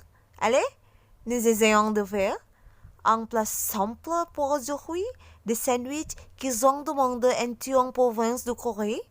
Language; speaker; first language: French; non-native, learner; Indonesian